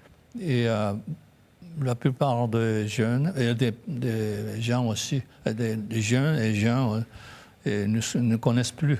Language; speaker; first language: French; non-native, fluent; Japanese